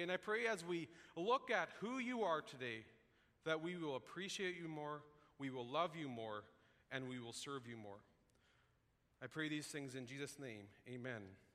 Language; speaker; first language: English; native; English